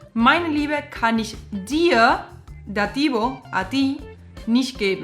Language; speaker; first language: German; non-native, fluent; Spanish